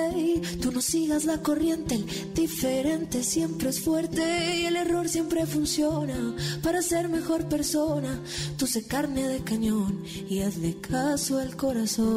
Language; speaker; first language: Spanish; native; Spanish